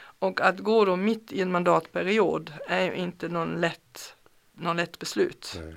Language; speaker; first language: Swedish; non-native, fluent; German